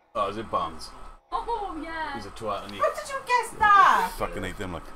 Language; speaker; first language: English; native; English